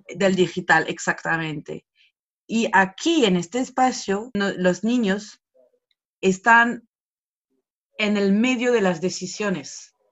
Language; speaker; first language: Spanish; non-native, fluent; French